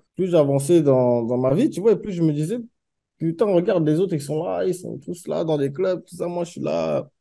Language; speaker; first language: French; native; French